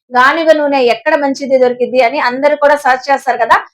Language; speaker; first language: Telugu; native; Telugu